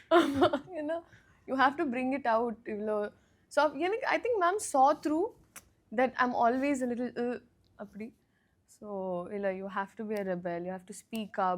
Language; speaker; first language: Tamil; non-native, learner; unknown